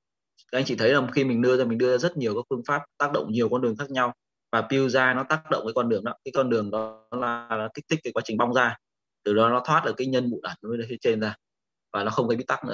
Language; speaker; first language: Vietnamese; native; Vietnamese